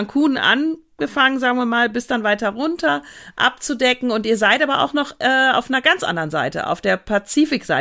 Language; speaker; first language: German; native; German